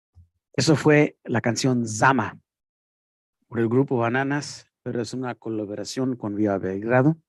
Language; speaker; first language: Spanish; early bilingual, heritage; Spanish